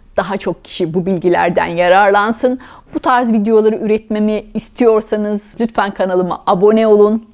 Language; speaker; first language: Turkish; native; Turkish